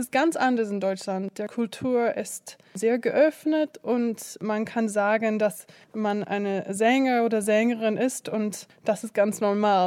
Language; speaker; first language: German; non-native, fluent; English